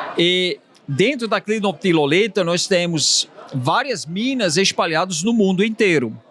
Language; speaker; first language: Portuguese; non-native, fluent; Swiss German